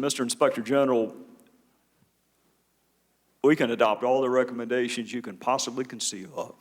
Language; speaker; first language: English; native; English